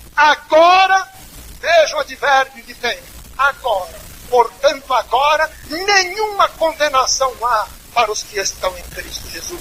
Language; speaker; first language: Portuguese; native; Portuguese